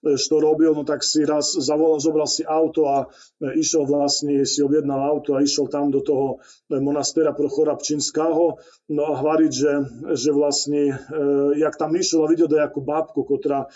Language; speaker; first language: Slovak; non-native, local second language; Rusyn